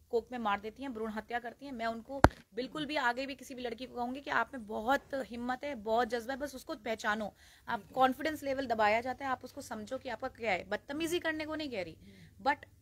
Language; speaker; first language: Hindi; native; Hindi